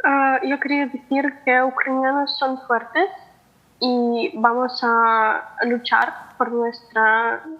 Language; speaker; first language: Spanish; non-native, fluent; Ukrainian